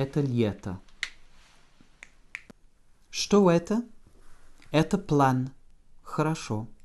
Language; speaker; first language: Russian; non-native, fluent; French